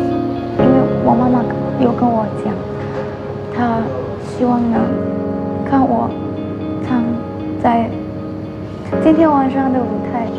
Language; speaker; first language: Chinese; non-native, learner; Malay